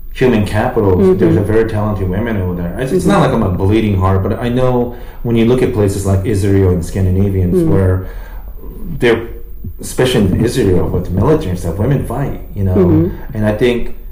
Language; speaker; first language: English; early bilingual, other home language; Japanese